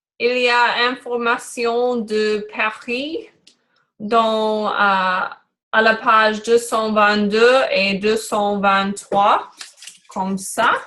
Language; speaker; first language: French; non-native, learner; English